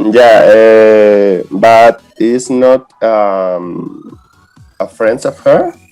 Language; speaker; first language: English; non-native, learner; Spanish